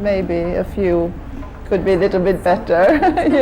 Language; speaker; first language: English; non-native, fluent; Swedish